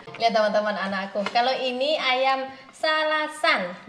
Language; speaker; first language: Indonesian; native; Indonesian